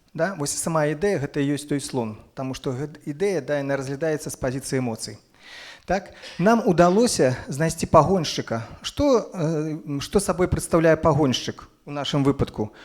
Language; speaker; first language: Belarusian; non-native, local second language; Russian